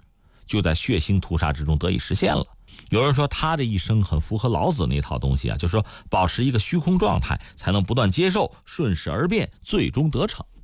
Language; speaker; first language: Chinese; native; Chinese